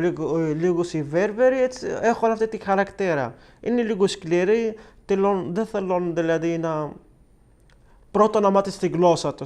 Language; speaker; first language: Greek; non-native, learner; Arabic